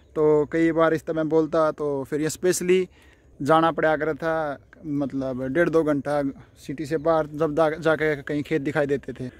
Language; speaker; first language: Hindi; native; Hindi